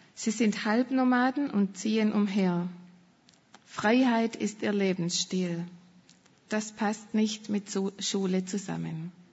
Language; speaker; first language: German; native; German